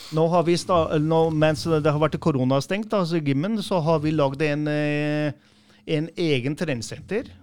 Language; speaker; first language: Norwegian; early bilingual, other home language; Urdu